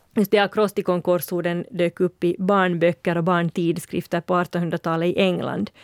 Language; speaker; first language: Swedish; native; Swedish